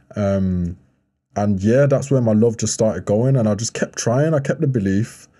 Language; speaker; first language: English; native; English